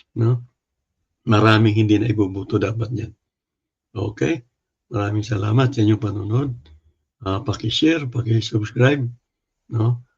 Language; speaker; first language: Filipino; non-native, local second language; Cebuano